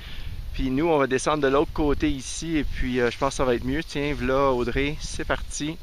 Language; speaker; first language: French; native; French